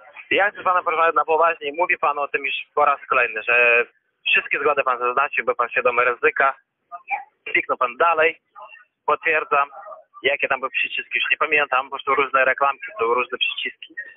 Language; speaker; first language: Polish; non-native, learner; Ukrainian